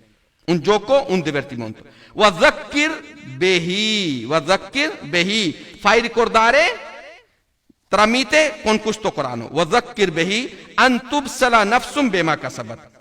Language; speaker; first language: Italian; non-native, learner; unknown